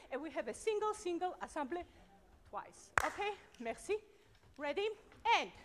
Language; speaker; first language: English; non-native, learner; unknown